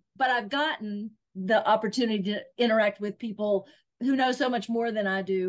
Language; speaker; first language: English; native; English